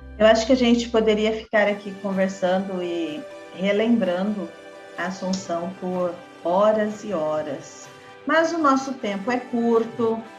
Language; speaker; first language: Portuguese; native; Portuguese